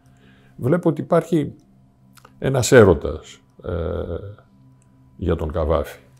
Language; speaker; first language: Greek; native; Greek